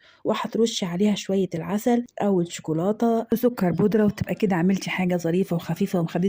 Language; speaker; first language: Arabic; native; Arabic